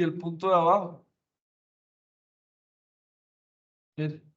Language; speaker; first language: Spanish; native; Spanish